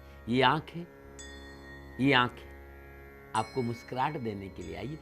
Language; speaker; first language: Hindi; native; Hindi